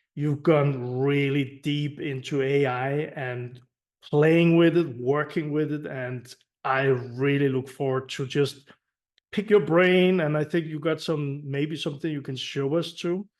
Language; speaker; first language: English; non-native, fluent; Danish